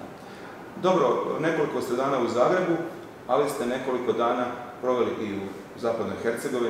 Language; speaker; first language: Serbian; native; Serbian